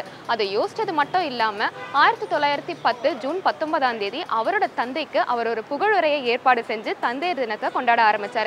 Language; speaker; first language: Tamil; native; Tamil